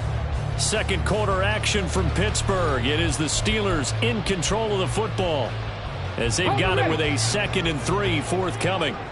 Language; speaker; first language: English; native; English